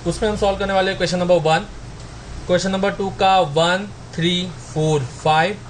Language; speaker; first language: Hindi; non-native, local second language; Marathi